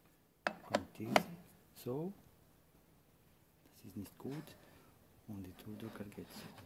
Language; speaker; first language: German; non-native, learner; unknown